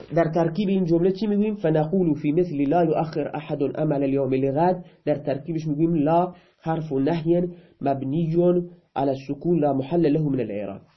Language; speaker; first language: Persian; non-native, local second language; Baluchi